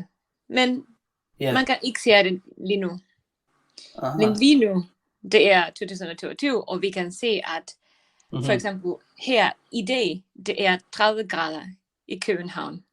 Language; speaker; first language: Danish; non-native, learner; Spanish